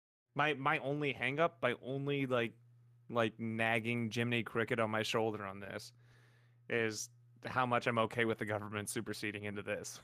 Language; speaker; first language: English; native; English